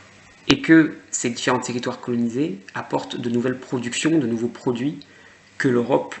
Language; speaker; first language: French; native; French